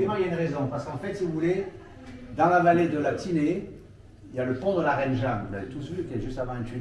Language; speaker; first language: French; native; French